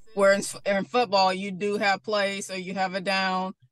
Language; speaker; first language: English; native; English